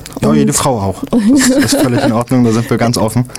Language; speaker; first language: German; native; German